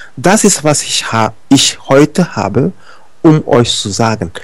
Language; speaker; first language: German; non-native, learner; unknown